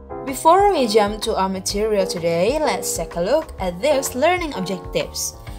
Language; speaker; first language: English; non-native, fluent; Indonesian